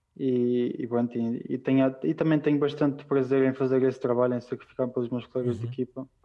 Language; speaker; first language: Portuguese; native; Portuguese